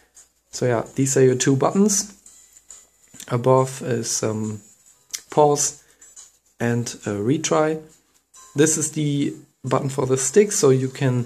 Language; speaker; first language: English; non-native, fluent; German